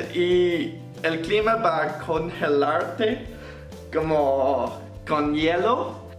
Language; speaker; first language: Spanish; non-native, fluent; English